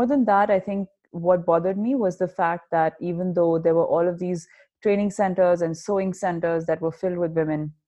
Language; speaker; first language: English; non-native, local second language; Hindi